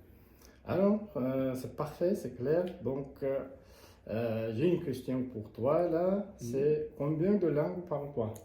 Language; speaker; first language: French; non-native, learner; Kazakh